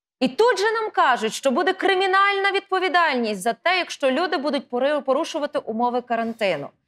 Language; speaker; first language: Ukrainian; native; Ukrainian